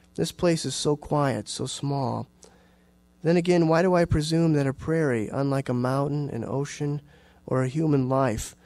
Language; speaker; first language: English; native; English